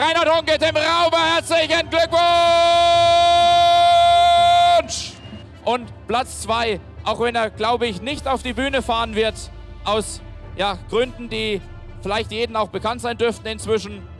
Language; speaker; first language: German; native; German